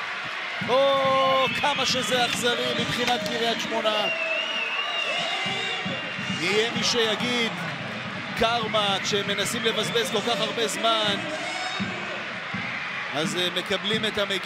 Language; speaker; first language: Hebrew; native; Hebrew